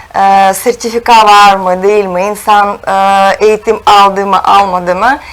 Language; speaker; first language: Turkish; non-native, fluent; Russian